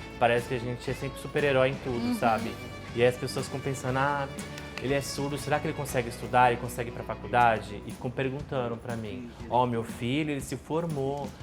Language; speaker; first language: Portuguese; non-native, local second language; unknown